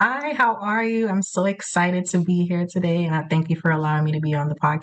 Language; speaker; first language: English; early bilingual, other home language; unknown